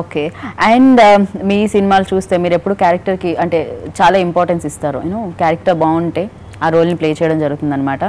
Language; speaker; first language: Telugu; native; Telugu